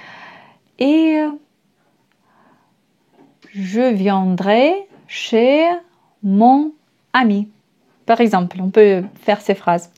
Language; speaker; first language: French; non-native, fluent; Russian